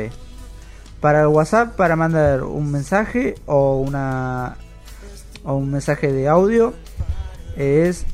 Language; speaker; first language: Spanish; native; Spanish